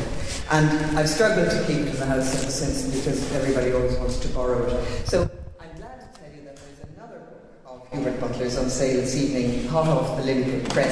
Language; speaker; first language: English; native; English